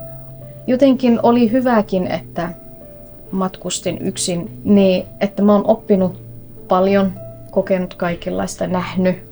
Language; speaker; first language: Finnish; non-native, fluent; Somali